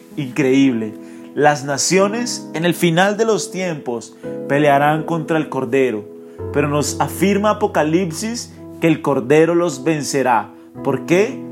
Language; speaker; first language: Spanish; native; Spanish